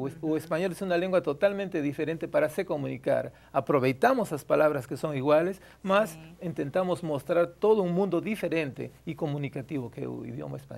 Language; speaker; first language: Portuguese; non-native, fluent; Spanish